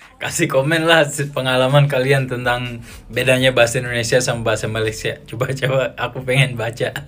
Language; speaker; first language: Indonesian; native; Indonesian